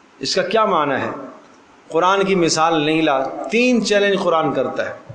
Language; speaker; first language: Urdu; native; Urdu